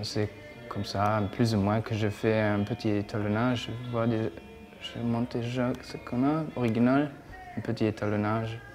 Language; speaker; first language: French; non-native, fluent; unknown